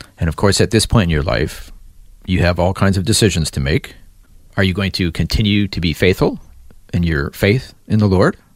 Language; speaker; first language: English; native; English